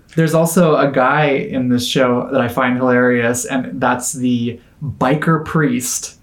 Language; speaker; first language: English; native; English